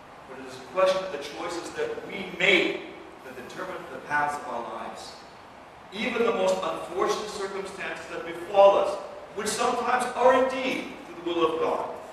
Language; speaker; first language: English; early bilingual, other home language; Russian